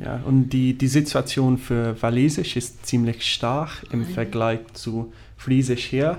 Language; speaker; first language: German; non-native, fluent; English